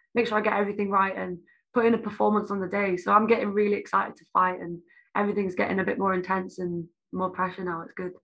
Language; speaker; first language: English; native; English